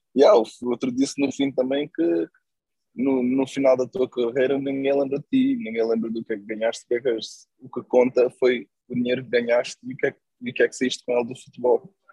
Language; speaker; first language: Portuguese; non-native, local second language; Kabuverdianu